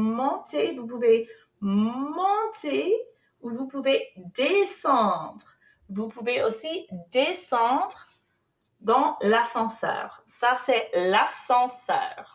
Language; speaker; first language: French; non-native, fluent; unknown